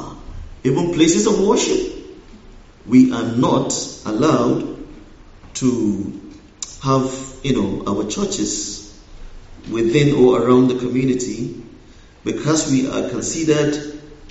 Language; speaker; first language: English; non-native, local second language; Hausa